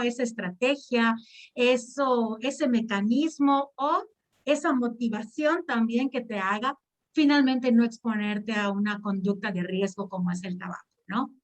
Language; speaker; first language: Spanish; native; Spanish